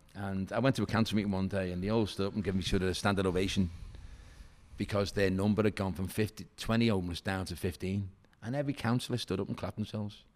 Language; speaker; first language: English; native; English